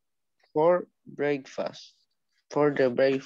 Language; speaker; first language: English; non-native, learner; Spanish